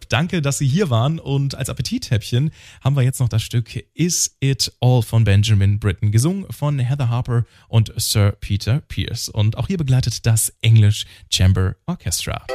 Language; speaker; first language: German; native; German